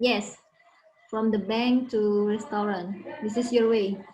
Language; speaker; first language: English; non-native, learner; Indonesian